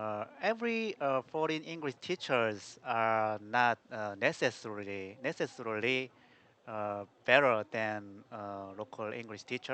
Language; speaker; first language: English; non-native, learner; Korean